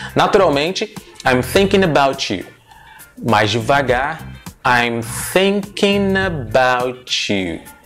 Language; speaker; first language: English; non-native, fluent; Portuguese